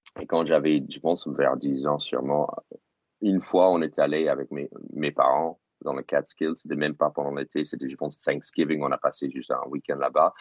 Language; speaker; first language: French; non-native, fluent; English